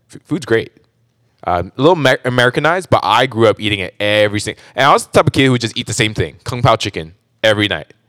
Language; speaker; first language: English; native; English